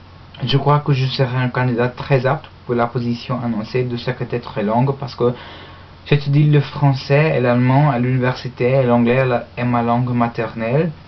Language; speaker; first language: French; non-native, learner; English